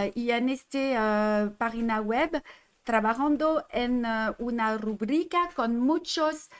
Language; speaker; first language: Spanish; non-native, learner; French